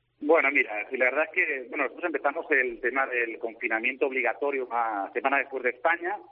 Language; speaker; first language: Spanish; native; Spanish